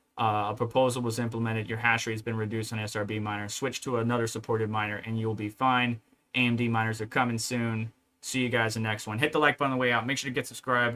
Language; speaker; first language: English; native; English